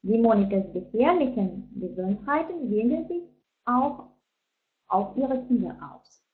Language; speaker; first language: German; non-native, fluent; Russian